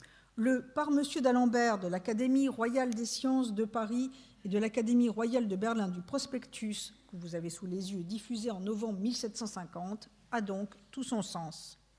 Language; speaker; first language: French; native; French